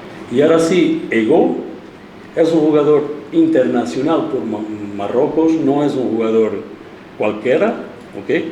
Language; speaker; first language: Spanish; non-native, fluent; Portuguese